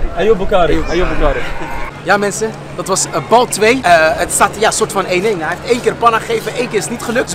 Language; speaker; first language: Dutch; early bilingual, other home language; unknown